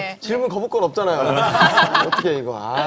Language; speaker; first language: Korean; native; Korean